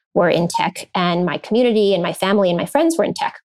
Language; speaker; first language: English; native; English